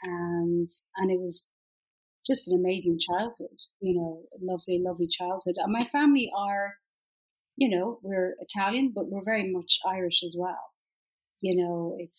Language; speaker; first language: English; native; English